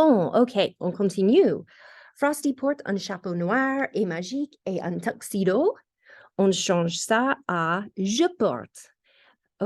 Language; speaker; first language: French; non-native, fluent; English